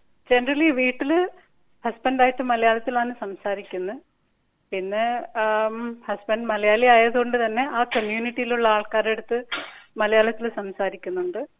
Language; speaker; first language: Malayalam; non-native, local second language; Telugu